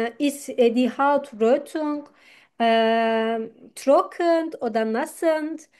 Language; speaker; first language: German; non-native, learner; Turkish